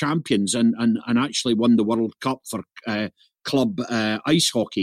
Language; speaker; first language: English; native; English